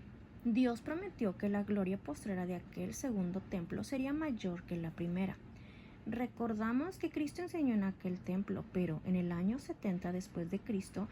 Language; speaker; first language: Spanish; native; Spanish